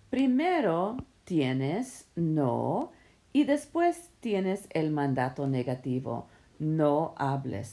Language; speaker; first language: Spanish; non-native, fluent; English